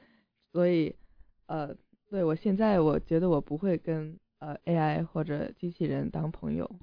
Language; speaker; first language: Chinese; early bilingual, heritage; Chinese